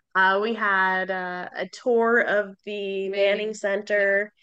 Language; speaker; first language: English; native; English